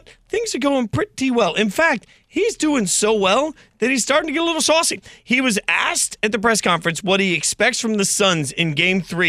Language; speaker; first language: English; native; English